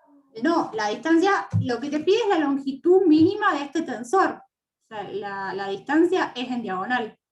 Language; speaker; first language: Spanish; native; Spanish